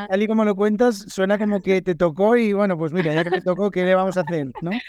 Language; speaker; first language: Spanish; native; Spanish